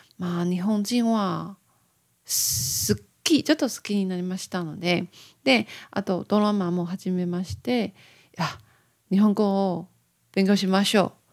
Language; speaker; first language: Japanese; non-native, learner; Chinese